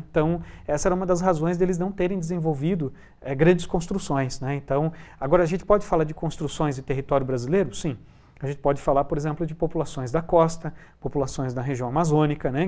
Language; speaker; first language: Portuguese; native; Portuguese